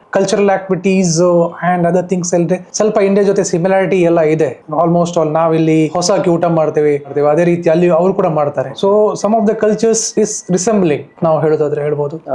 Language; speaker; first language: Kannada; native; Kannada